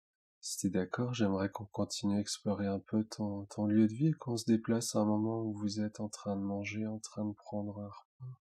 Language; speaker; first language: French; native; French